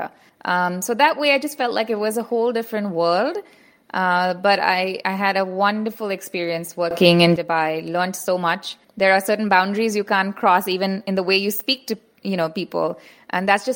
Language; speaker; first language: English; non-native, local second language; Hindi